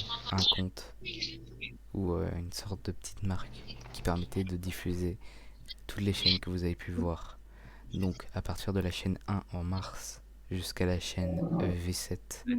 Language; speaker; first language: French; native; French